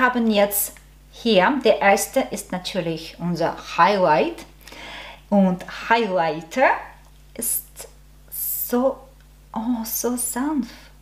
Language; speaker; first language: German; non-native, learner; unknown